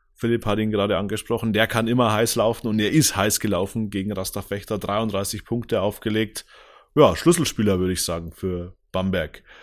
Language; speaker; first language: German; native; German